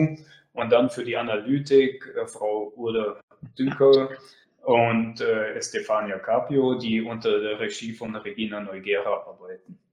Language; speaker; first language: German; native; German